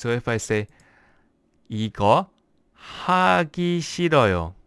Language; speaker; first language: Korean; non-native, learner; English